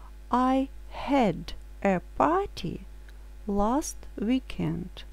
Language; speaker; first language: English; non-native, fluent; Russian